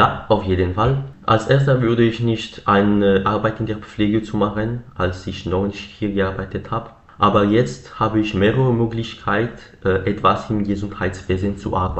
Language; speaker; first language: German; non-native, learner; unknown